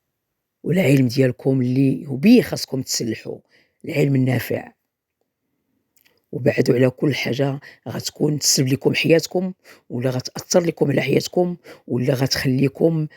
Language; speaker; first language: Arabic; native; Arabic